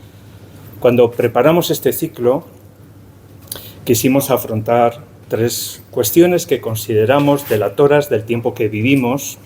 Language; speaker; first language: Spanish; native; Spanish